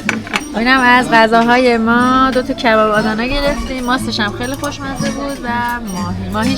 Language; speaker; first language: Persian; native; Persian